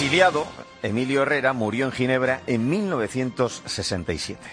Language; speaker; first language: Spanish; native; Spanish